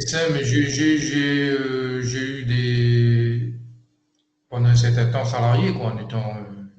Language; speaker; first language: French; native; French